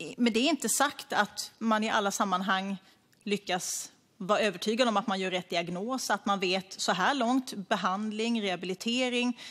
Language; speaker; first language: Swedish; native; Swedish